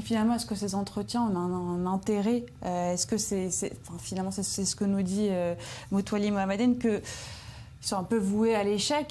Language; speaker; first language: French; native; French